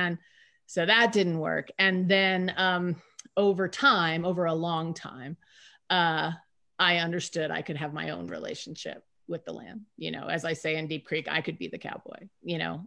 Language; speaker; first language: English; native; English